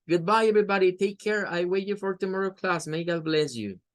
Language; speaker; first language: English; non-native, learner; Spanish